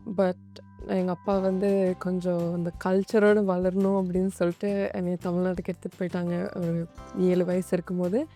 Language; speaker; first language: Tamil; early bilingual, other home language; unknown